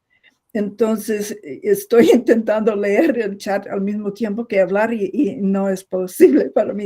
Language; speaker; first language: Spanish; non-native, fluent; English